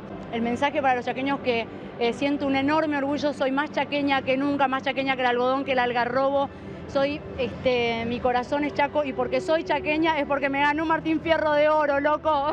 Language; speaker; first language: Spanish; native; Spanish